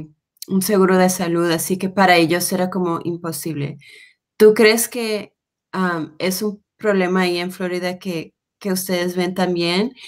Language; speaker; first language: Spanish; non-native, fluent; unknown